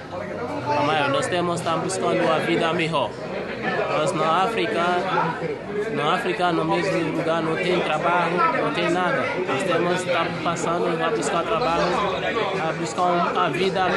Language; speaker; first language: Portuguese; non-native, learner; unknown